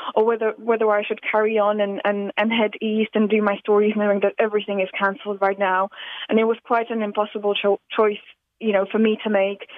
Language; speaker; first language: English; non-native, fluent; Slovak